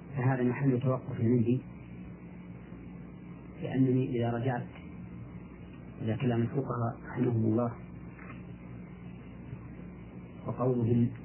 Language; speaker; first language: Arabic; native; Arabic